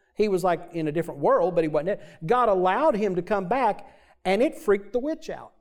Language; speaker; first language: English; native; English